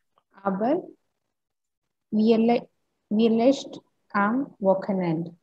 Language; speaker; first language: German; non-native, learner; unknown